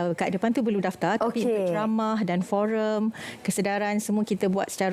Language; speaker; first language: Malay; native; Malay